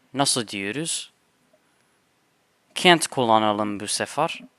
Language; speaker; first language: Turkish; non-native, fluent; English